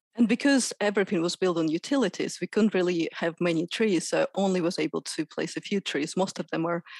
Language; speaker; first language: English; non-native, fluent; Russian